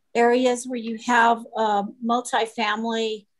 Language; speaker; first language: English; native; English